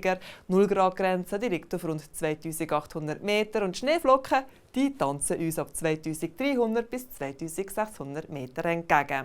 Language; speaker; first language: German; native; German